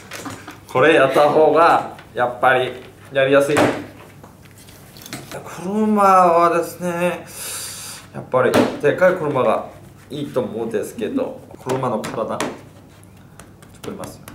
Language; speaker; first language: Japanese; non-native, fluent; Korean